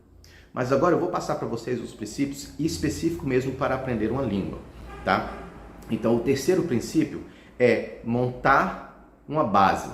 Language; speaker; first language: Portuguese; early bilingual, heritage; Portuguese